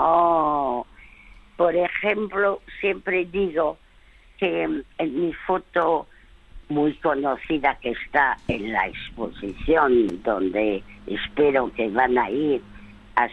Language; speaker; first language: Spanish; early bilingual, other home language; French